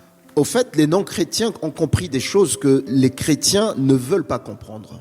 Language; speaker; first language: French; native; French